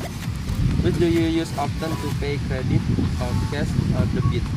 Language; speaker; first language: English; non-native, learner; Indonesian